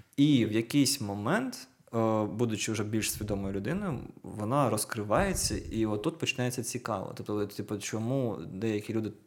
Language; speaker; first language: Ukrainian; non-native, local second language; Russian